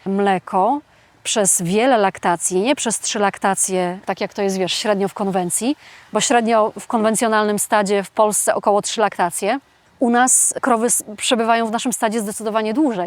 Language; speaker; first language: Polish; native; Polish